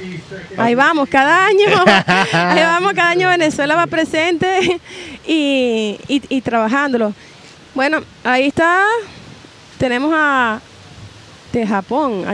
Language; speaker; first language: Spanish; native; Spanish